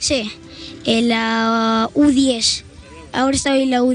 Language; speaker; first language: Spanish; early bilingual, heritage; Spanish